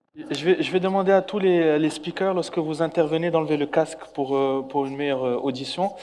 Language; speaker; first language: French; non-native, local second language; Arabic